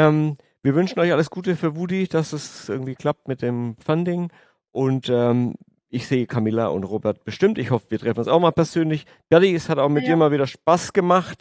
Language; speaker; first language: German; native; German